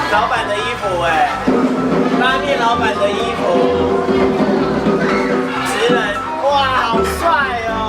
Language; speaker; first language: Chinese; native; Chinese